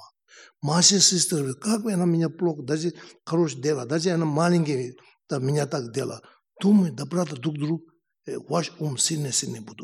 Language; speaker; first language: Russian; non-native, learner; Tibetan